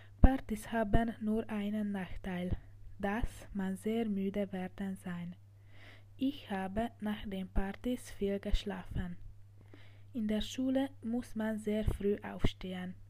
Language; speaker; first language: German; non-native, learner; Hungarian